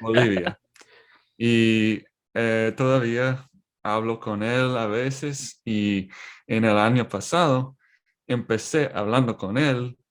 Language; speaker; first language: Spanish; non-native, learner; English